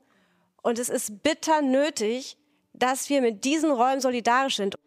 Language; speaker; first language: German; native; German